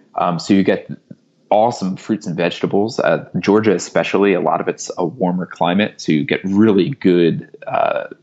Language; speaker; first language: English; native; English